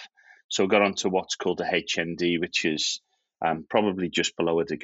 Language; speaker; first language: English; native; English